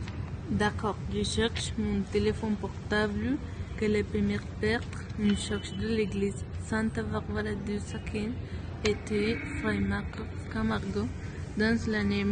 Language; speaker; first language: French; non-native, learner; Spanish